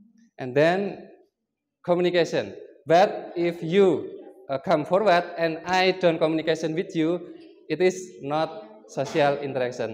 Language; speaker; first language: English; non-native, learner; Indonesian